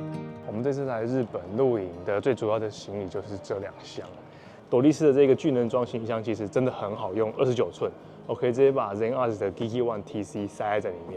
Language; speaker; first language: Chinese; native; Chinese